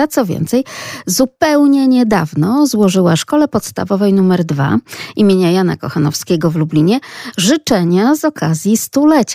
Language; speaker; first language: Polish; native; Polish